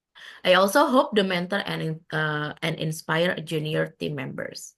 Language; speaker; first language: English; non-native, fluent; Indonesian